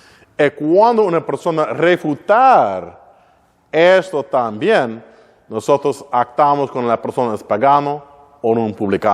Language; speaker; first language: Spanish; non-native, learner; English